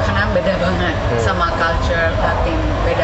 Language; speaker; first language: Indonesian; non-native, fluent; Spanish